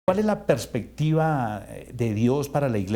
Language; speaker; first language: Spanish; native; Spanish